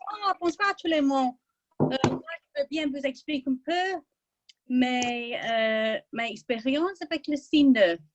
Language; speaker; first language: French; non-native, fluent; English